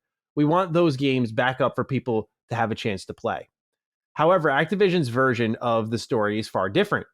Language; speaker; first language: English; native; English